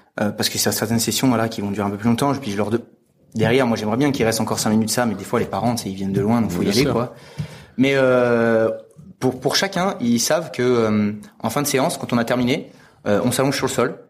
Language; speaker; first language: French; native; French